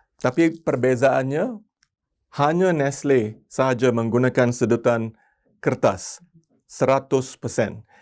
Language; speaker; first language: Malay; non-native, local second language; Tamil